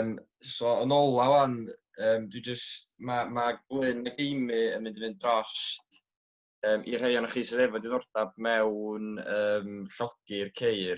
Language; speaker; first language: Welsh; native; Welsh